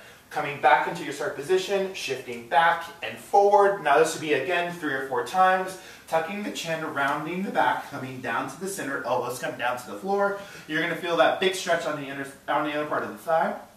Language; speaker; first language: English; native; English